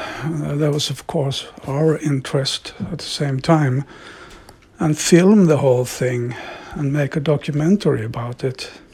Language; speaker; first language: English; non-native, fluent; Swedish